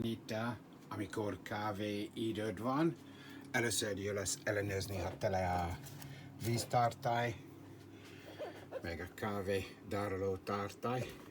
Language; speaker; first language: Hungarian; non-native, learner; English